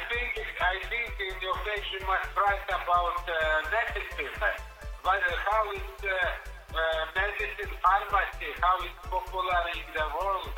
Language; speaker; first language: English; non-native, learner; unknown